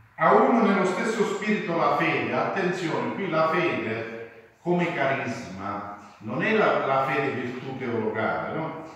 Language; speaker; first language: Italian; native; Italian